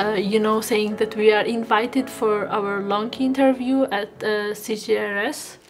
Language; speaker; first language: English; non-native, fluent; Arabic